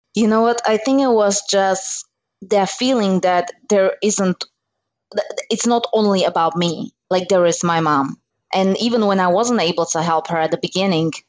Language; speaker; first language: English; non-native, fluent; Slovak